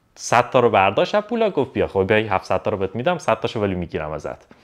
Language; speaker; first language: Persian; native; Persian